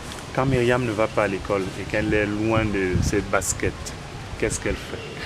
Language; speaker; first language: French; native; French